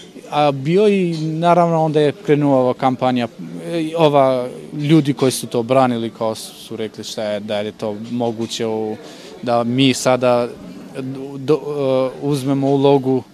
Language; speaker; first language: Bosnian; non-native, local second language; Albanian